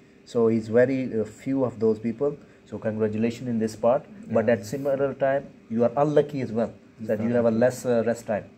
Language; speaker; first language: English; non-native, local second language; Urdu